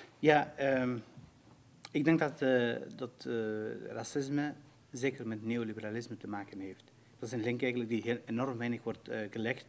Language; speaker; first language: Dutch; non-native, fluent; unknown